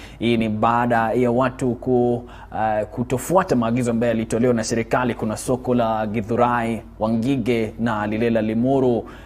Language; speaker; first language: Swahili; non-native, local second language; Kalenjin